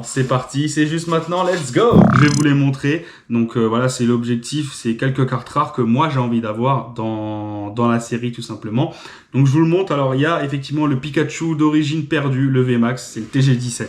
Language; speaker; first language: French; native; French